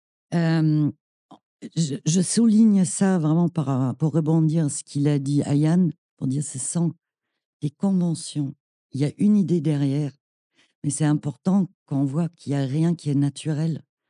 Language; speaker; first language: French; non-native, fluent; German